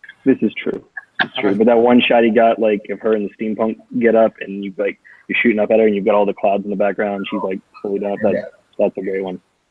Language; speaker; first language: English; native; English